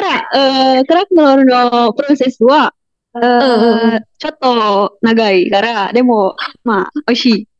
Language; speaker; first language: Japanese; non-native, learner; Indonesian